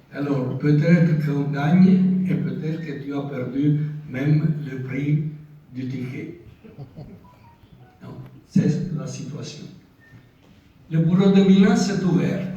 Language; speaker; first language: French; non-native, local second language; Italian